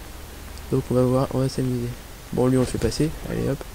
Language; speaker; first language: French; native; French